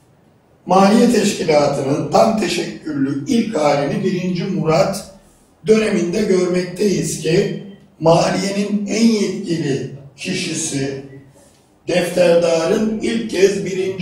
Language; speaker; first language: Turkish; native; Turkish